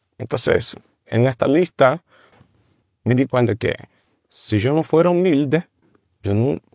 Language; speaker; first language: Spanish; non-native, fluent; Portuguese